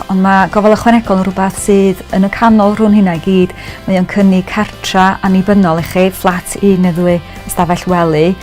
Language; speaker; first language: Welsh; native; Welsh